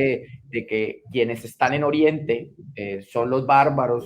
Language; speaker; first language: Spanish; native; Spanish